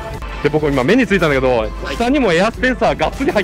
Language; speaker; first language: Japanese; native; Japanese